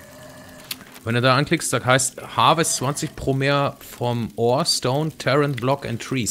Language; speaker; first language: German; native; German